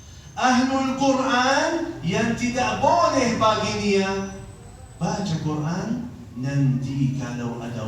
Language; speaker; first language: Indonesian; non-native, fluent; Arabic